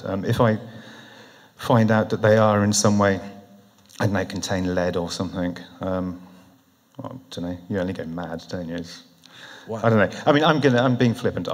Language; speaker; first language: English; native; English